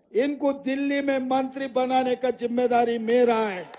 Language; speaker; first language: Hindi; non-native, local second language; Telugu